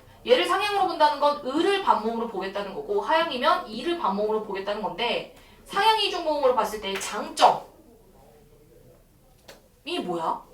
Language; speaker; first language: Korean; native; Korean